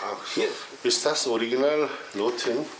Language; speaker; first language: German; non-native, learner; Korean